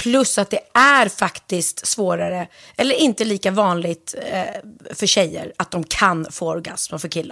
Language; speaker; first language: Swedish; native; Swedish